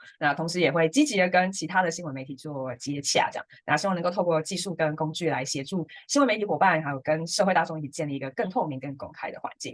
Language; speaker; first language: Chinese; native; Chinese